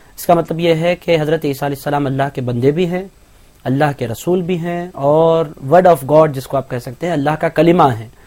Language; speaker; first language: Urdu; native; Urdu